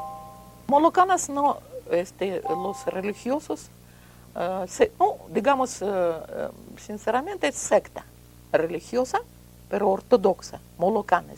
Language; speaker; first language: Spanish; non-native, fluent; Russian